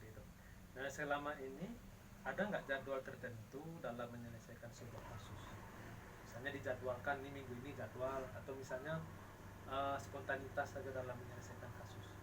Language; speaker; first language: Indonesian; native; Indonesian